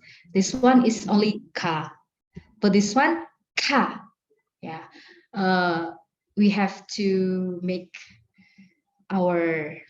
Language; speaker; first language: English; non-native, fluent; Indonesian